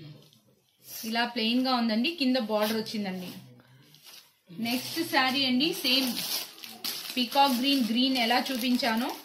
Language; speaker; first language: Telugu; native; Telugu